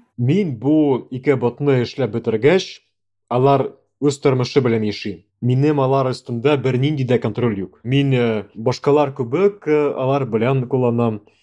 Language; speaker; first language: Tatar; non-native, local second language; Russian